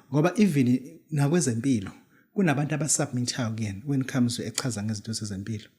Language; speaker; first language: Zulu; native; Zulu